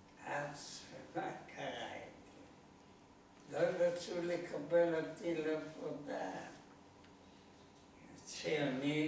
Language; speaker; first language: Hebrew; non-native, learner; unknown